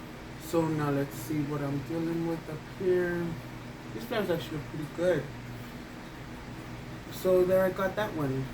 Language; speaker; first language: English; native; English